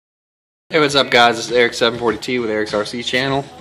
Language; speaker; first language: English; native; English